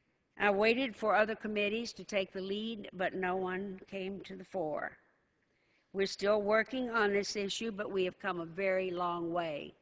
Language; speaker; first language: English; native; English